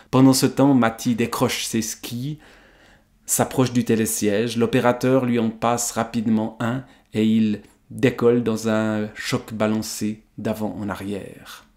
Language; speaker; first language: French; native; French